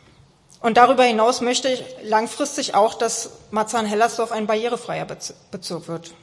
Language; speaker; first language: German; native; German